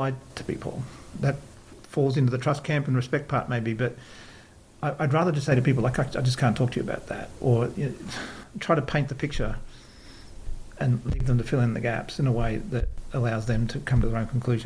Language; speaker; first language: English; native; English